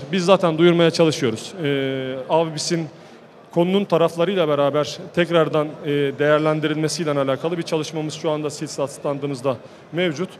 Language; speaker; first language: Turkish; native; Turkish